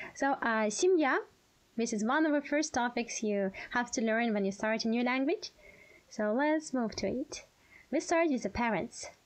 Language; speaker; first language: English; non-native, fluent; Russian